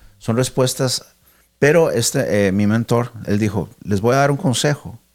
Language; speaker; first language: Spanish; early bilingual, heritage; Spanish